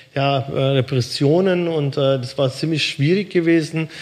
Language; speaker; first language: German; early bilingual, other home language; Persian